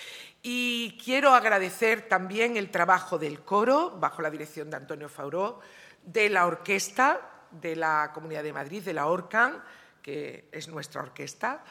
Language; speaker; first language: Spanish; native; Spanish